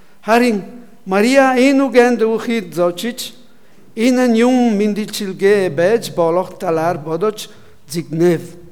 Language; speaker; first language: Mongolian; non-native, learner; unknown